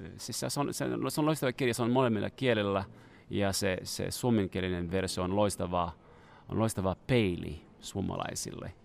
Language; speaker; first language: Finnish; non-native, fluent; French